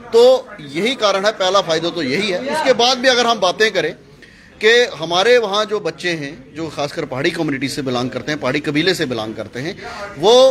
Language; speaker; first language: Hindi; native; Hindi